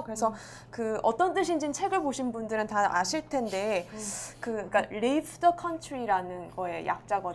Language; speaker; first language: Korean; native; Korean